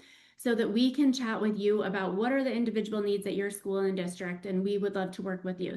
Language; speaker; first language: English; native; English